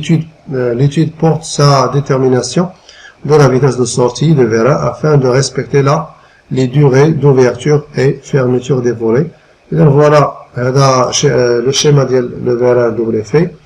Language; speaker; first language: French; non-native, local second language; Arabic